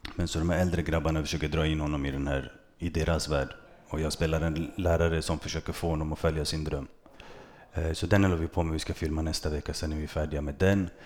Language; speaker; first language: Swedish; early bilingual, other home language; Kurdish